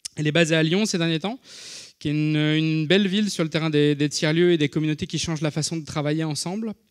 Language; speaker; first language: French; native; French